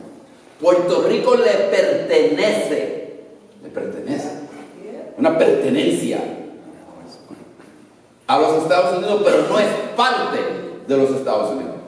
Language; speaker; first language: Spanish; early bilingual, other home language; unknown